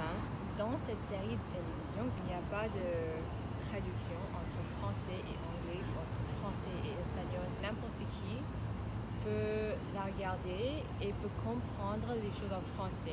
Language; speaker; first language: French; non-native, fluent; English